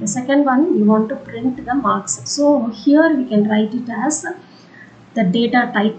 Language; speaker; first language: English; non-native, local second language; Tamil